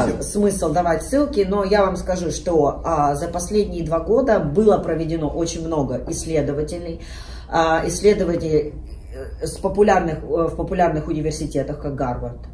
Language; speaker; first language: Russian; native; Russian